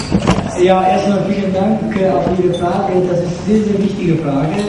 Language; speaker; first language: German; non-native, fluent; Japanese